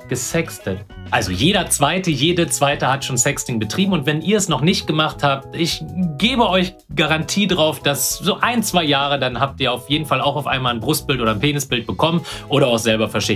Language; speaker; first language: German; native; German